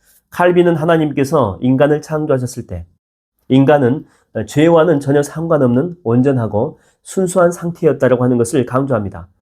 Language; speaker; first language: Korean; native; Korean